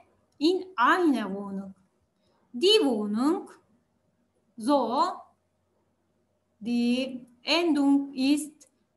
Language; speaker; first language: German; non-native, learner; Turkish